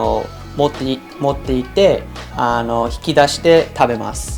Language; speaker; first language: Japanese; non-native, fluent; English